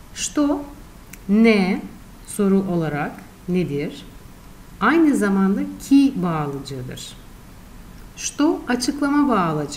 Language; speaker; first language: Turkish; non-native, fluent; Russian